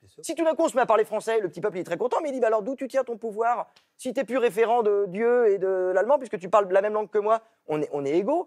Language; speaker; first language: French; native; French